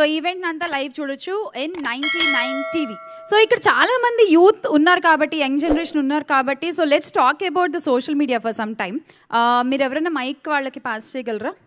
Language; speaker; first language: Telugu; native; Telugu